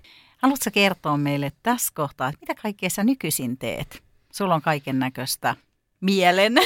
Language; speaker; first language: Finnish; native; Finnish